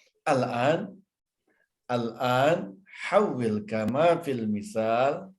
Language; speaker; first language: Arabic; non-native, fluent; Indonesian